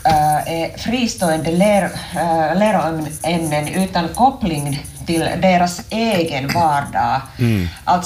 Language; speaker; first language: Swedish; non-native, local second language; Finnish